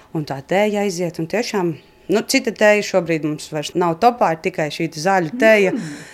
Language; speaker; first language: Latvian; native; Latvian